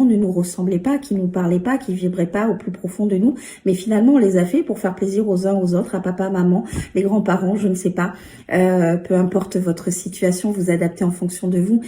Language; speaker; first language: French; native; French